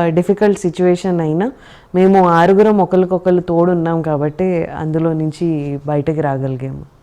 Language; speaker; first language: Telugu; native; Telugu